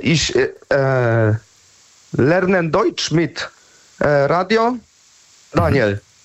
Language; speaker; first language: German; non-native, learner; Polish